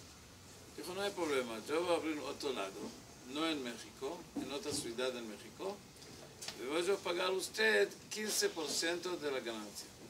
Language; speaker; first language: Spanish; non-native, learner; Hebrew